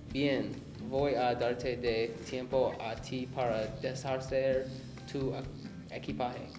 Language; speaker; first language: Spanish; non-native, learner; English